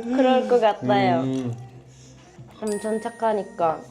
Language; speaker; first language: Korean; non-native, learner; Japanese